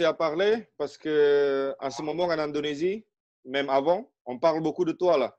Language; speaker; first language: French; non-native, fluent; Indonesian